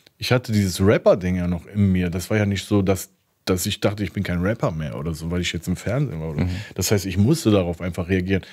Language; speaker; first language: German; early bilingual, other home language; Turkish